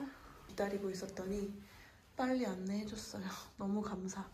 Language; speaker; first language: Korean; native; Korean